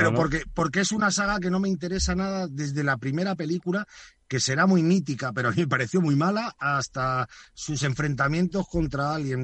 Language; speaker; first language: Spanish; native; Spanish